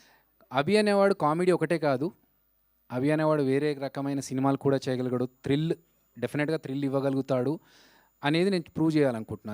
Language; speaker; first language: Telugu; native; Telugu